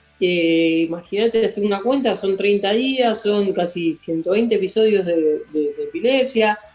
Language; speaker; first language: Spanish; native; Spanish